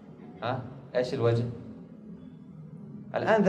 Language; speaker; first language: Arabic; native; Arabic